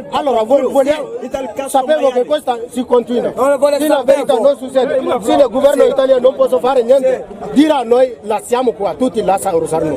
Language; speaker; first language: Italian; non-native, learner; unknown